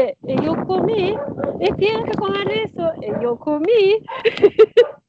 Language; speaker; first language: Spanish; non-native, learner; Turkish